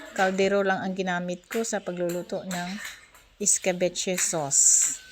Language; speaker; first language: Filipino; native; Filipino